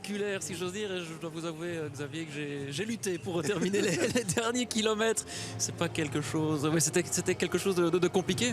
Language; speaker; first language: French; native; French